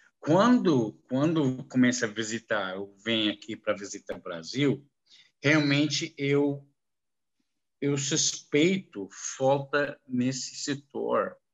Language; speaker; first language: Portuguese; non-native, learner; Arabic